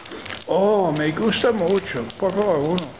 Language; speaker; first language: Spanish; non-native, learner; English